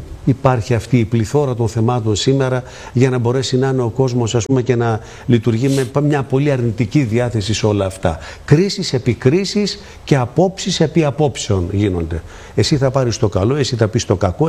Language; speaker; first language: Greek; native; Greek